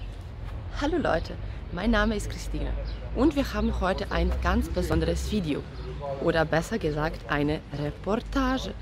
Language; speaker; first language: German; non-native, fluent; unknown